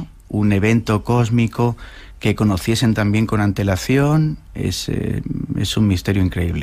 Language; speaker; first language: Spanish; native; Spanish